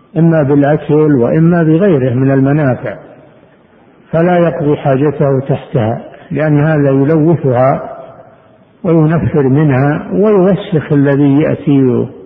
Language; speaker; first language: Arabic; native; Arabic